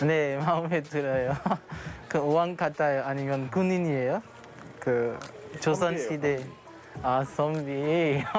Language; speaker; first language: Korean; non-native, fluent; French